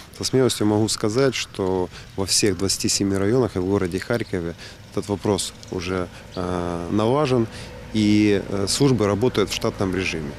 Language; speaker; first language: Ukrainian; native; Ukrainian